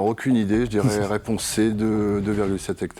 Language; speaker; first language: French; native; French